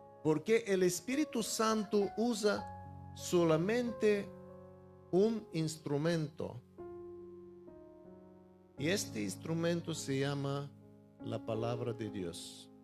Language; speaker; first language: Spanish; non-native, fluent; Bulgarian